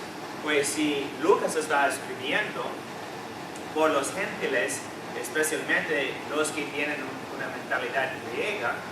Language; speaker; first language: Spanish; non-native, fluent; English